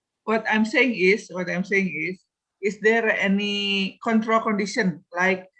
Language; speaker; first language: English; non-native, fluent; Indonesian